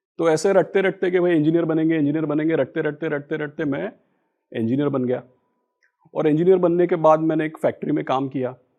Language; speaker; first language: Hindi; non-native, local second language; Gujarati